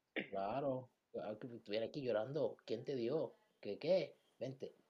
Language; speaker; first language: Spanish; early bilingual, heritage; Spanish